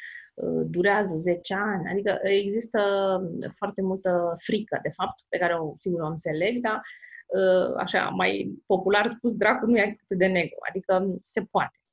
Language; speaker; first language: Romanian; native; Romanian